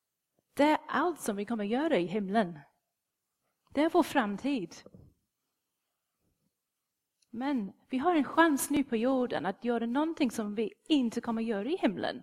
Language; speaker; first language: Swedish; non-native, fluent; English